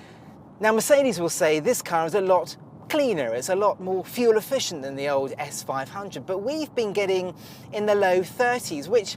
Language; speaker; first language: English; native; English